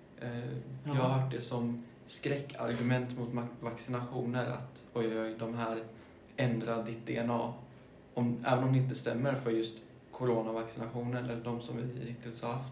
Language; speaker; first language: Swedish; early bilingual, other home language; German